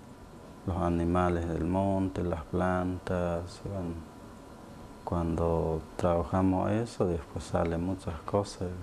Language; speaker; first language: Spanish; non-native, local second language; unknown